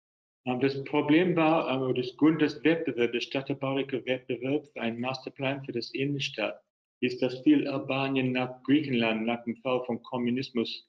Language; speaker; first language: German; non-native, fluent; English